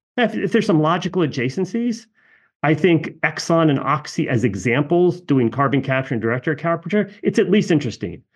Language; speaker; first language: English; native; English